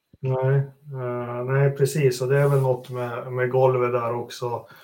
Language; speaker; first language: Swedish; native; Swedish